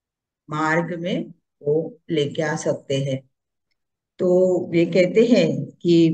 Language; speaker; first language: Hindi; non-native, local second language; Marathi